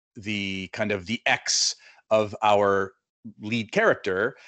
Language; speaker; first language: English; native; English